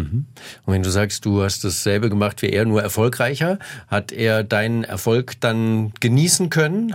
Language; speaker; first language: German; native; German